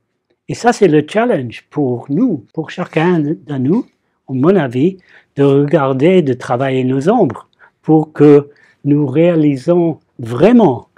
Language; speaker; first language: French; non-native, fluent; English